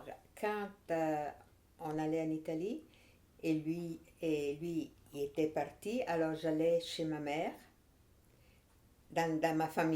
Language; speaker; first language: French; non-native, fluent; Italian